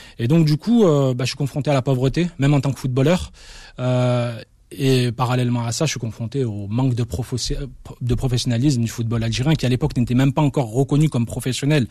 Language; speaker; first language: French; early bilingual, other home language; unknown